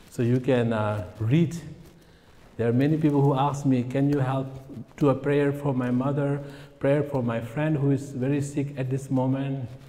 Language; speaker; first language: English; non-native, fluent; Tibetan